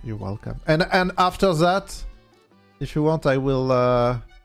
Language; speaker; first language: English; non-native, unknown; French